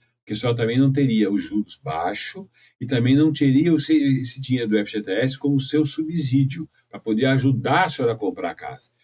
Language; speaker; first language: Portuguese; native; Portuguese